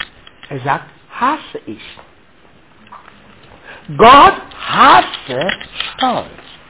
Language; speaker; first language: German; non-native, learner; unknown